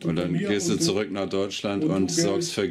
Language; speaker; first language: German; native; German